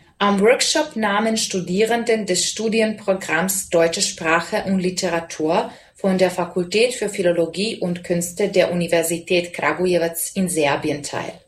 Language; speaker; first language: German; non-native, fluent; Serbian